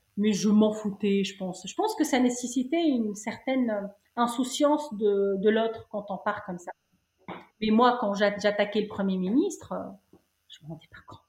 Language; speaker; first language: French; non-native, local second language; Arabic